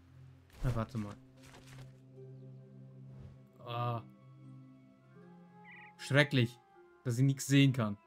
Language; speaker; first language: German; native; German